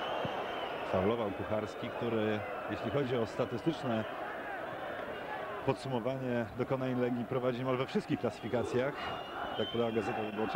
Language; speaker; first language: Polish; native; Polish